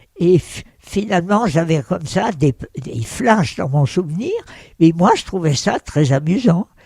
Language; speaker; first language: French; early bilingual, other home language; Russian